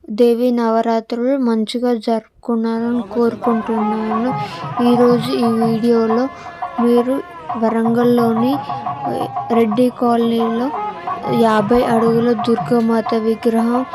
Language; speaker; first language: Telugu; native; Telugu